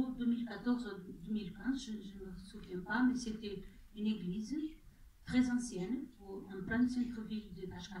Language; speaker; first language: French; non-native, fluent; Portuguese